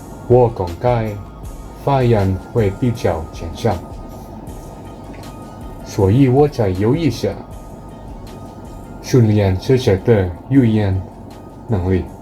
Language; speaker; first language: Chinese; non-native, learner; Indonesian